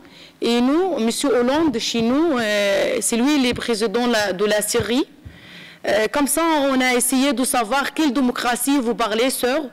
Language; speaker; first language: French; non-native, learner; Arabic